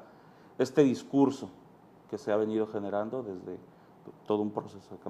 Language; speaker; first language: Spanish; native; Spanish